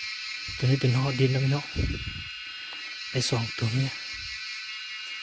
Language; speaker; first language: Thai; non-native, local second language; Hmong